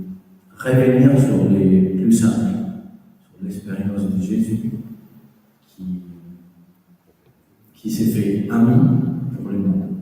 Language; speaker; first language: French; non-native, fluent; Spanish